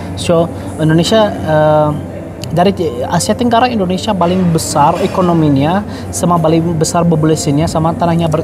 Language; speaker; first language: Indonesian; non-native, fluent; Arabic